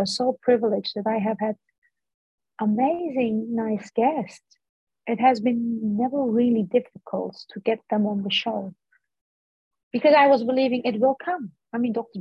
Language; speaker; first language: English; non-native, fluent; Dutch